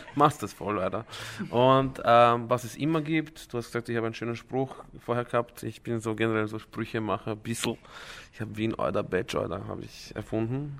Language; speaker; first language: German; early bilingual, other home language; Croatian